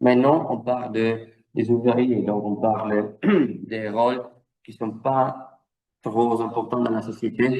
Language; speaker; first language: French; non-native, fluent; Italian